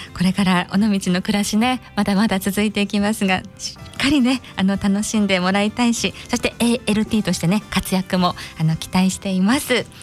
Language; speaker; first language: Japanese; native; Japanese